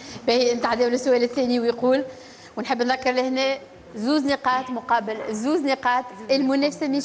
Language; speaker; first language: Arabic; native; Arabic